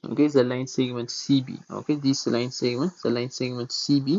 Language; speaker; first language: English; non-native, local second language; Amharic